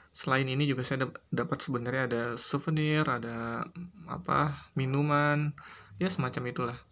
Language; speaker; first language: Indonesian; native; Indonesian